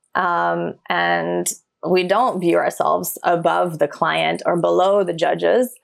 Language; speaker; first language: English; early bilingual, other home language; German